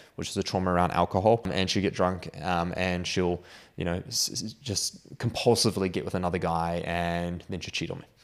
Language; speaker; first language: English; native; English